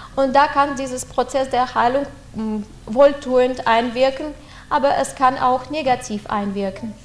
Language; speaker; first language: German; non-native, fluent; Russian